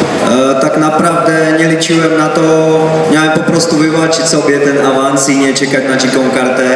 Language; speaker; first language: Polish; non-native, fluent; Czech